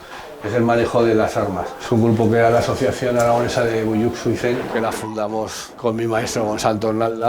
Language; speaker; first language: Spanish; native; Spanish